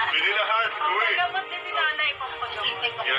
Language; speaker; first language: Filipino; non-native, learner; Arabic